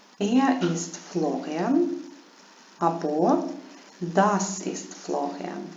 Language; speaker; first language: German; non-native, fluent; Ukrainian